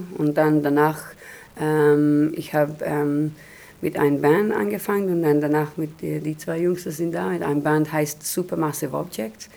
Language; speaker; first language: German; non-native, learner; Hebrew